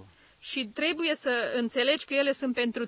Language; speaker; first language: Romanian; native; Romanian